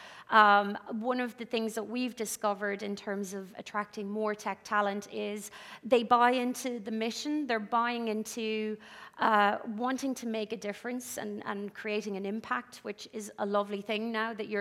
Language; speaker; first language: English; native; English